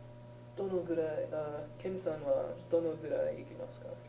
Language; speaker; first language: Japanese; non-native, learner; English